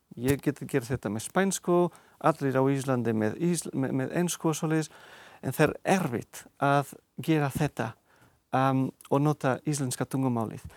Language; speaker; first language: Icelandic; non-native, fluent; Catalan